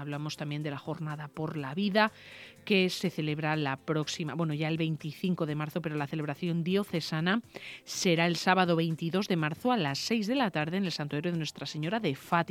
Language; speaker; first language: Spanish; native; Spanish